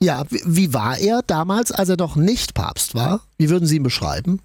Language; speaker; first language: German; native; German